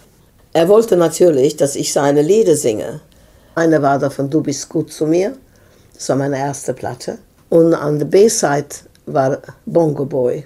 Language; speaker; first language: German; non-native, fluent; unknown